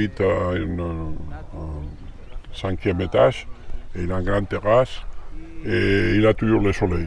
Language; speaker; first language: French; non-native, learner; Spanish